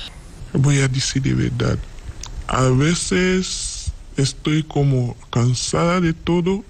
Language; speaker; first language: Spanish; non-native, learner; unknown